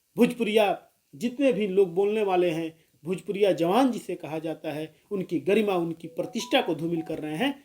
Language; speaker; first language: Hindi; non-native, local second language; Bhojpuri